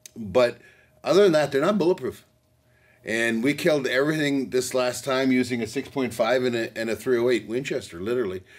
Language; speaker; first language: English; native; English